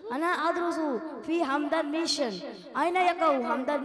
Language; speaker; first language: Arabic; non-native, learner; Bangla